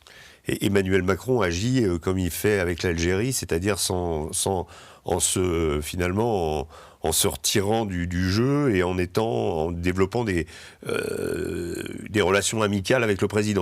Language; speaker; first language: French; native; French